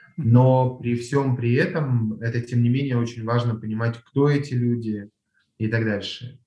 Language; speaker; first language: Russian; native; Russian